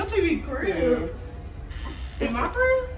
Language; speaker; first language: English; native; English